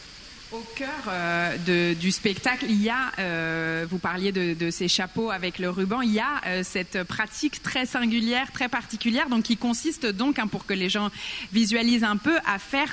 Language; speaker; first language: French; native; French